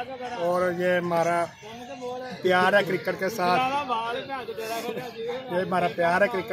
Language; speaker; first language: Hindi; non-native, local second language; Punjabi